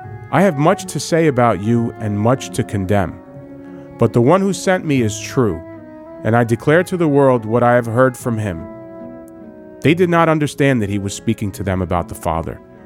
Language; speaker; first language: English; native; English